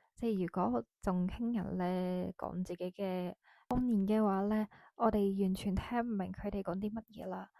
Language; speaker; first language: Cantonese; non-native, fluent; Japanese